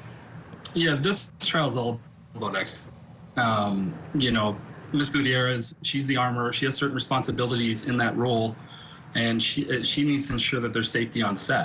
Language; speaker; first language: English; native; English